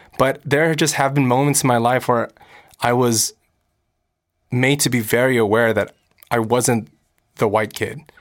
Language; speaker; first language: English; early bilingual, other home language; Korean